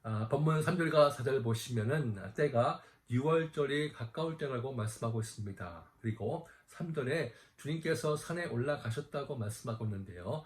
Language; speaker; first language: Korean; native; Korean